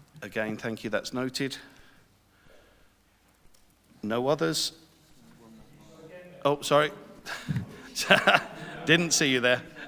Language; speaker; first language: English; native; English